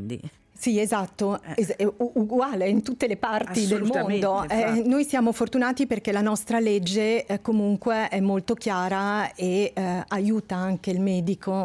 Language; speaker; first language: Italian; native; Italian